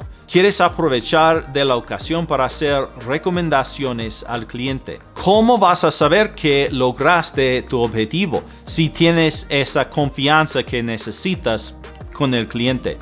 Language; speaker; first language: Spanish; non-native, fluent; English